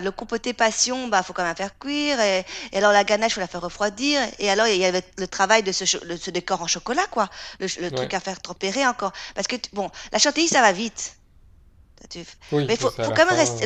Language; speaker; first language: French; native; French